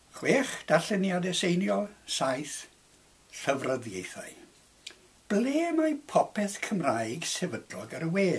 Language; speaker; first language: Welsh; non-native, local second language; English